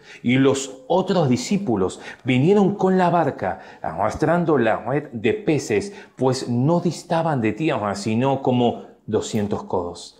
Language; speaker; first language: Spanish; native; Spanish